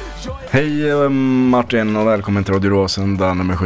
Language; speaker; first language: Swedish; native; Swedish